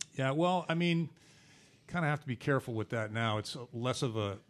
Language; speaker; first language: English; native; English